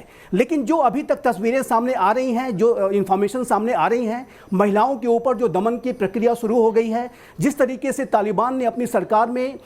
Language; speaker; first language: Hindi; native; Hindi